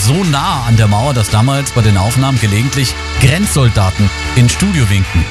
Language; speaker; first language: German; native; German